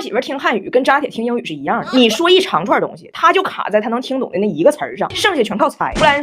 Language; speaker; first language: Chinese; native; Chinese